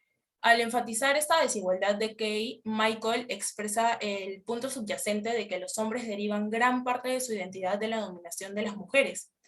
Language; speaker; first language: Spanish; native; Spanish